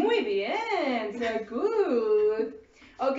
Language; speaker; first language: German; non-native, learner; Spanish